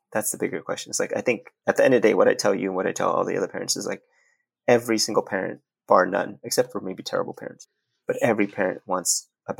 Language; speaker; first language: English; native; English